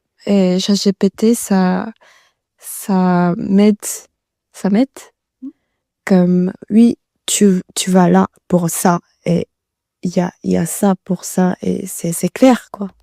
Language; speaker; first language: French; non-native, learner; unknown